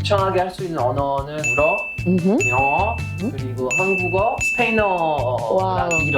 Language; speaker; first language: Korean; non-native, fluent; French